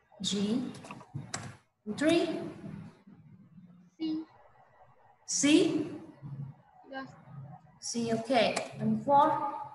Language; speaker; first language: English; non-native, fluent; Vietnamese